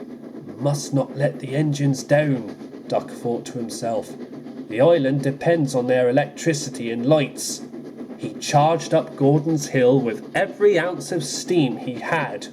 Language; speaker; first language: English; native; English